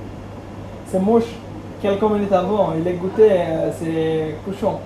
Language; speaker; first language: French; non-native, learner; Bangla